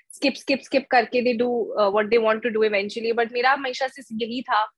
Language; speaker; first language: Hindi; native; Hindi